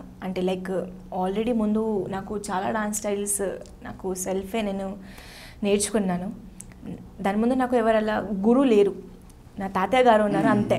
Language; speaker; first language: Telugu; non-native, learner; Hindi